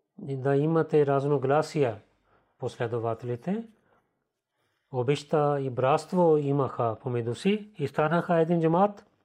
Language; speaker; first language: Bulgarian; non-native, learner; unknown